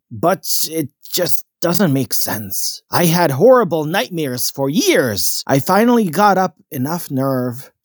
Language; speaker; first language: English; non-native, fluent; Bosnian